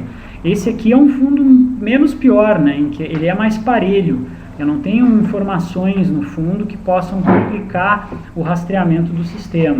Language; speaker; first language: Portuguese; native; Portuguese